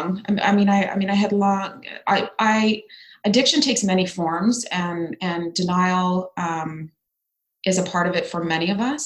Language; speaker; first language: English; native; English